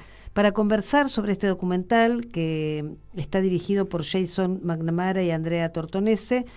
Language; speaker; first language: Spanish; native; Spanish